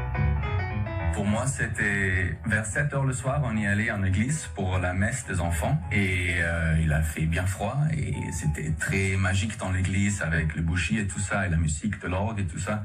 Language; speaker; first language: French; non-native, learner; German